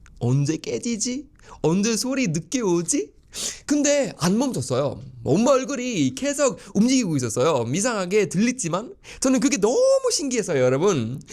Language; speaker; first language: Korean; non-native, fluent; Swedish